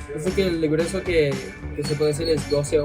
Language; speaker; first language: Spanish; non-native, learner; English